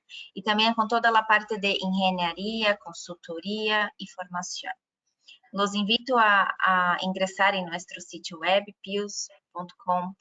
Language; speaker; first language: Spanish; non-native, fluent; Portuguese